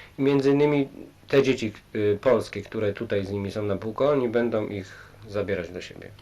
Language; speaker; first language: Polish; native; Polish